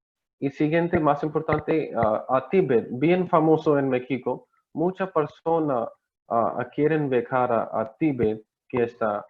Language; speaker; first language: Spanish; non-native, learner; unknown